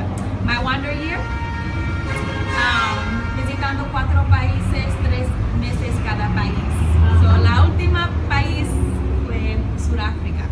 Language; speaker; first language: Spanish; non-native, learner; English